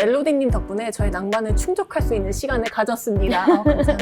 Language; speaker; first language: Korean; native; Korean